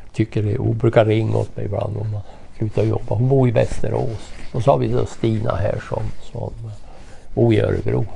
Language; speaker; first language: Swedish; native; Swedish